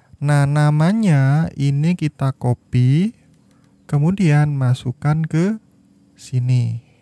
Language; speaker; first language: Indonesian; native; Indonesian